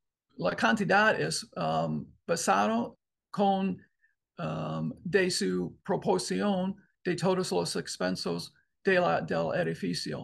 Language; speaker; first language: Spanish; non-native, learner; English